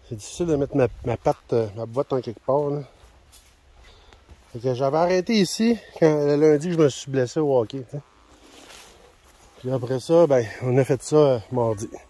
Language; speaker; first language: French; native; French